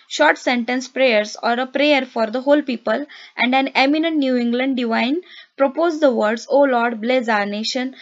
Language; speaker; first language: Hindi; non-native, local second language; Marathi